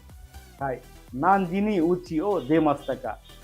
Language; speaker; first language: Japanese; non-native, fluent; Bangla